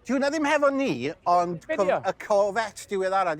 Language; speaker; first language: Welsh; native; Welsh